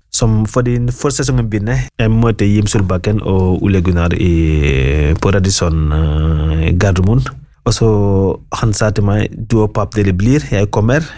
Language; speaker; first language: Norwegian; non-native, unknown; Wolof